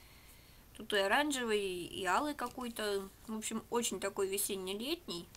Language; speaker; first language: Russian; native; Russian